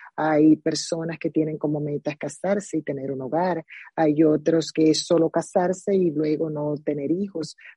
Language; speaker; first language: Spanish; native; Spanish